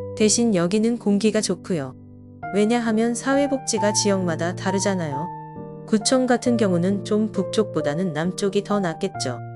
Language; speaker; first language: Korean; non-native, fluent; Vietnamese